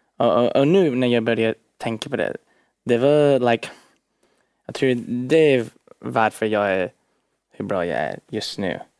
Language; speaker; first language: Swedish; early bilingual, heritage; Swedish